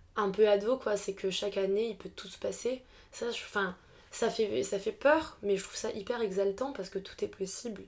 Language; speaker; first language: French; native; French